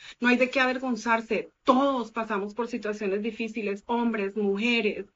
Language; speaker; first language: Spanish; native; Spanish